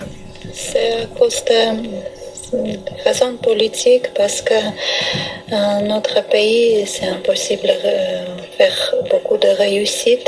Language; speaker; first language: French; non-native, learner; Armenian